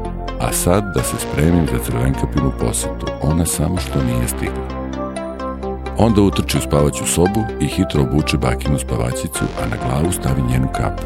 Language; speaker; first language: Serbian; native; Serbian